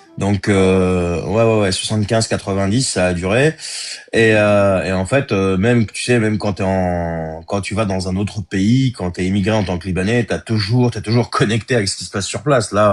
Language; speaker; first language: French; early bilingual, other home language; Arabic